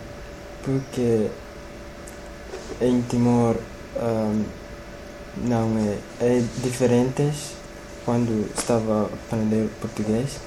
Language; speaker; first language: Portuguese; non-native, learner; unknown